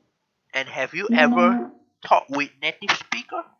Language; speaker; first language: English; non-native, learner; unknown